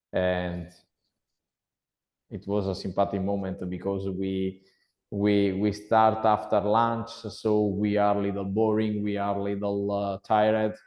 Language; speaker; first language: English; non-native, learner; Italian